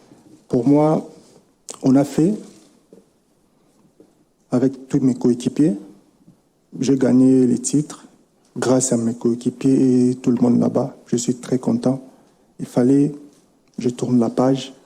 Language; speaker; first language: French; non-native, local second language; Lingala